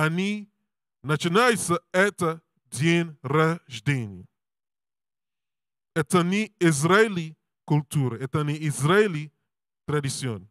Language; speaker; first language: Russian; non-native, learner; English